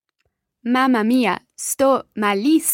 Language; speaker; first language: Italian; non-native, learner; English